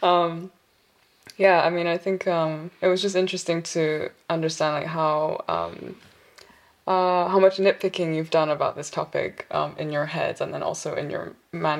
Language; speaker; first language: English; non-native, local second language; Korean